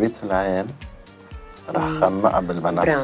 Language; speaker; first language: Arabic; native; Arabic